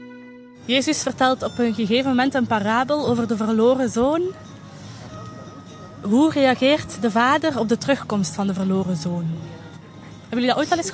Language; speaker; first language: Dutch; native; Dutch